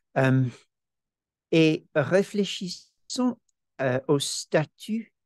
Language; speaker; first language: French; non-native, fluent; English